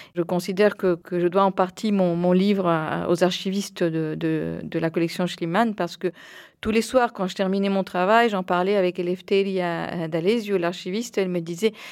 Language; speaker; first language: French; early bilingual, heritage; Spanish